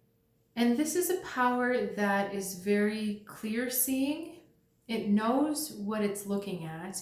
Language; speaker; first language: English; native; English